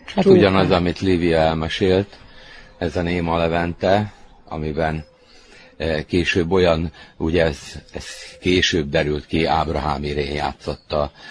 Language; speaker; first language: Hungarian; native; Hungarian